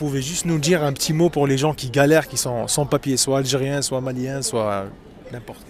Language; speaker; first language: French; non-native, local second language; Arabic